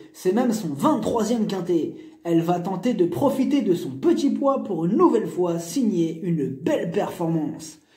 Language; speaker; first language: French; native; French